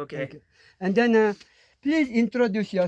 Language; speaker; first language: English; non-native, learner; Mongolian